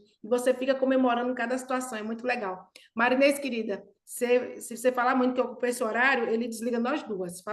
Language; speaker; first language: Portuguese; native; Portuguese